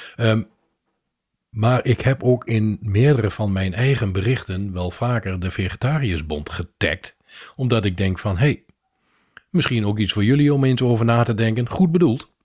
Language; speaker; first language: Dutch; native; Dutch